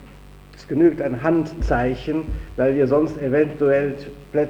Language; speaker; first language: German; native; German